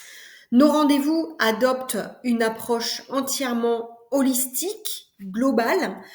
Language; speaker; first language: French; native; French